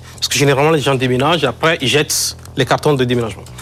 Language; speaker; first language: French; non-native, local second language; Ewe